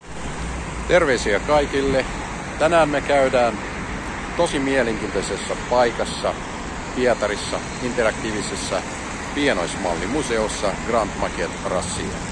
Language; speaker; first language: Finnish; non-native, fluent; Russian